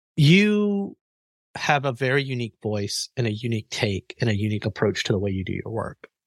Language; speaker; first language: English; native; English